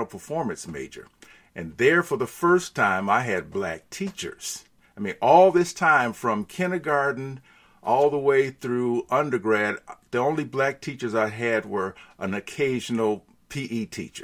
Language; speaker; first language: English; native; English